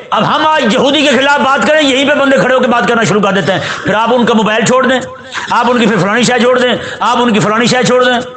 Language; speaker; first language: Urdu; non-native, local second language; Punjabi